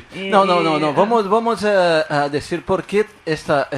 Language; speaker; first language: Spanish; non-native, fluent; Portuguese